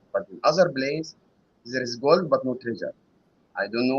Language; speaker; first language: English; non-native, learner; Arabic